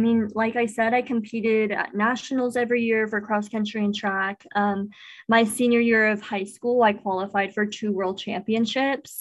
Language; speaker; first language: English; native; English